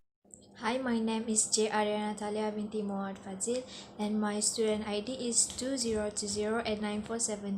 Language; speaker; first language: English; non-native, local second language; Malay